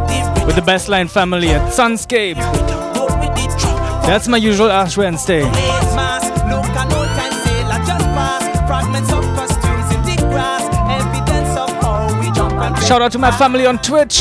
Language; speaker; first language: English; non-native, fluent; German